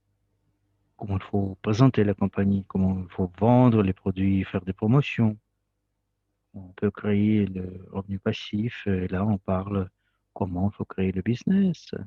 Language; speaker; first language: French; non-native, fluent; Russian